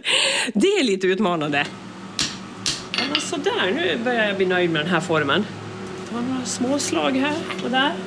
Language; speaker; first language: Swedish; native; Swedish